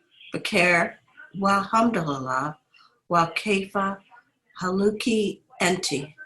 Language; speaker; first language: Arabic; non-native, learner; English